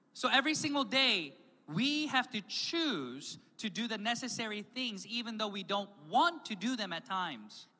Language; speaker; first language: English; native; English